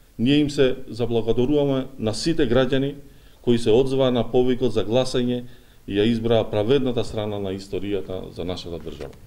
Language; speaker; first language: Macedonian; non-native, local second language; Albanian